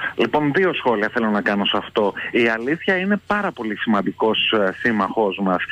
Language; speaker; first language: Greek; native; Greek